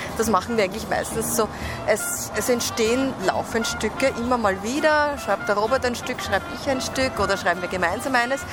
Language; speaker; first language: German; native; German